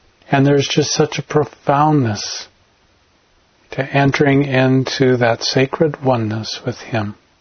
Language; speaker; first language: English; native; English